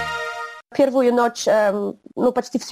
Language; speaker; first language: Russian; non-native, learner; Polish